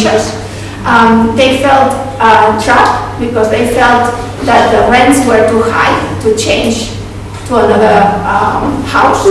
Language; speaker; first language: English; non-native, fluent; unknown